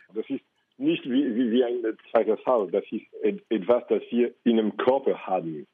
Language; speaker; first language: German; non-native, learner; French